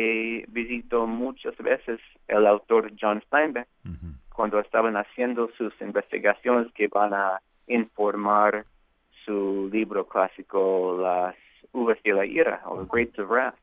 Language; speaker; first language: Spanish; non-native, fluent; English